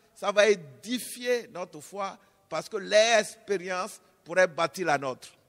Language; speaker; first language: French; non-native, local second language; Fon